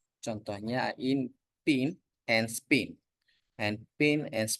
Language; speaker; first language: English; non-native, learner; Indonesian